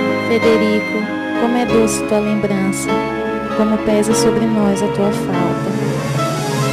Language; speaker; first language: Portuguese; native; Portuguese